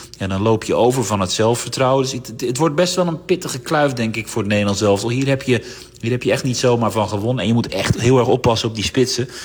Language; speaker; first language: Dutch; early bilingual, other home language; Turkish